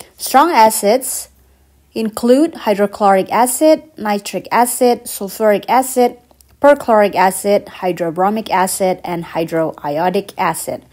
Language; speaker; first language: English; non-native, fluent; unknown